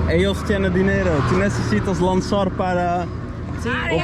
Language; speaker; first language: Spanish; non-native, learner; Dutch